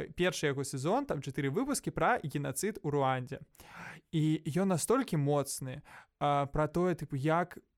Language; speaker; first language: Belarusian; non-native, local second language; Russian